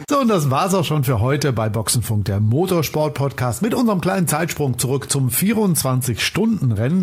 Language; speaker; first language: German; native; German